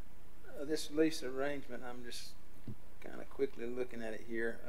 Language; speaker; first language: English; native; English